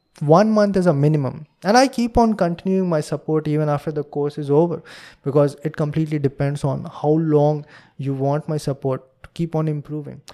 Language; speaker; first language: English; non-native, local second language; Hindi